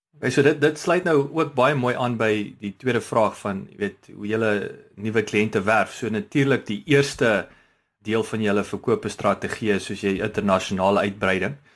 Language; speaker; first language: Afrikaans; native; Afrikaans